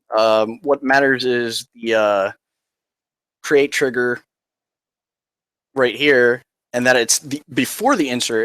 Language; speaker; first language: English; native; English